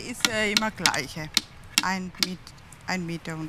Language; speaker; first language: German; non-native, learner; Tamil